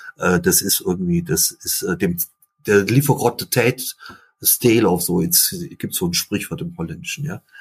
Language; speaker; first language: German; early bilingual, other home language; Dutch